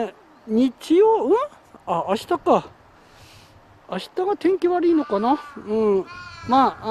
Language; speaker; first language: Japanese; native; Japanese